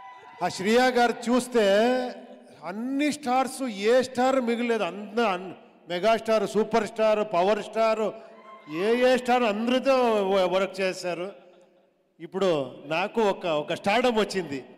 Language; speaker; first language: Telugu; non-native, local second language; Kannada